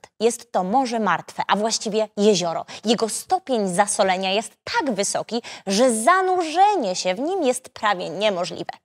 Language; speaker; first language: Polish; native; Polish